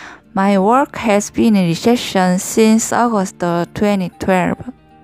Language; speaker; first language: English; non-native, learner; Korean